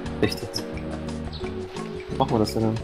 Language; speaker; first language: German; native; German